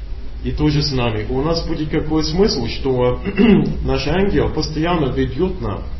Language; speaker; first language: Russian; non-native, learner; English